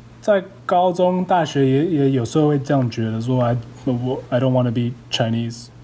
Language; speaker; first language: Chinese; early bilingual, heritage; Chinese